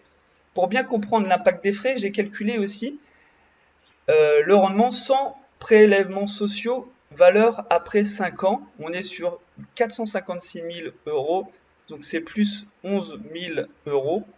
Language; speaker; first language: French; native; French